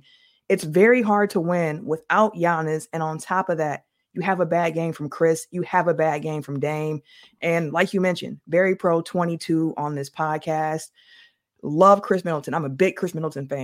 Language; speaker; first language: English; native; English